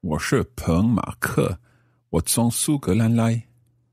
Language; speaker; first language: Chinese; non-native, learner; English